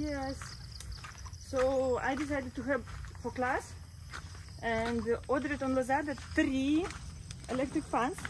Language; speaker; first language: English; non-native, learner; Russian